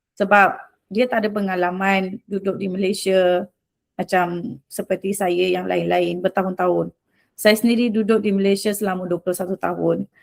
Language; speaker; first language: Malay; early bilingual, other home language; Rohingya